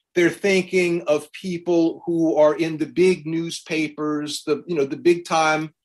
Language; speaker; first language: English; native; English